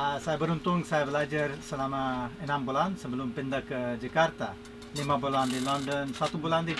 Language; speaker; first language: Indonesian; non-native, fluent; English